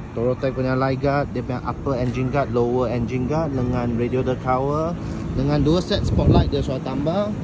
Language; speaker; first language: Malay; non-native, local second language; Chinese